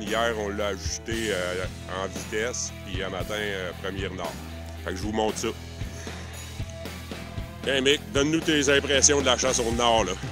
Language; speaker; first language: French; native; French